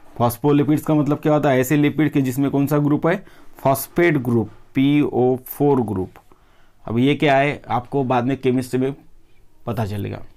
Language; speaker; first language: Hindi; non-native, local second language; Marathi